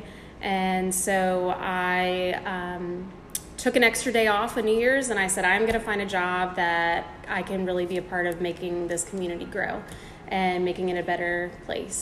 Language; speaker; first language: English; native; English